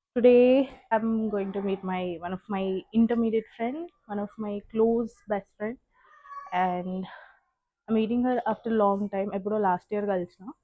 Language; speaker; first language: English; non-native, local second language; Telugu